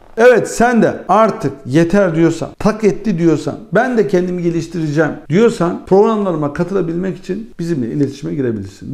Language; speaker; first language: Turkish; early bilingual, heritage; Turkish